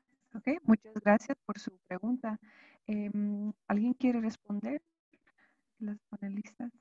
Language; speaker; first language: Spanish; non-native, fluent; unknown